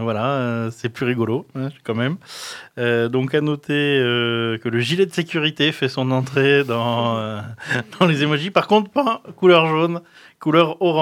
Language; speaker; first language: French; native; French